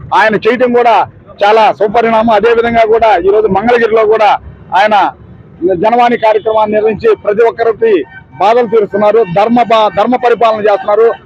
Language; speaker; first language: Telugu; native; Telugu